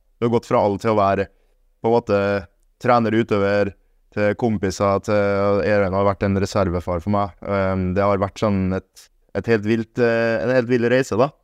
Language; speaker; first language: Norwegian; early bilingual, other home language; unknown